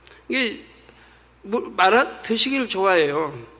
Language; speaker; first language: Korean; native; Korean